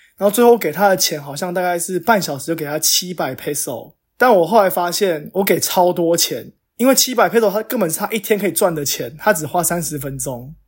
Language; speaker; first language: Chinese; native; Chinese